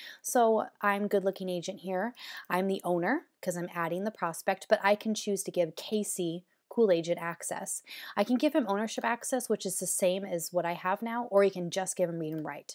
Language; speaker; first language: English; native; English